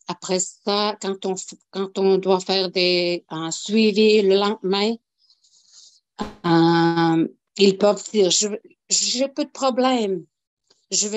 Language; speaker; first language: French; non-native, local second language; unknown